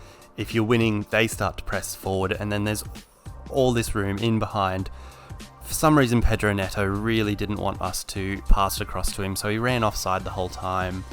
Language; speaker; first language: English; native; English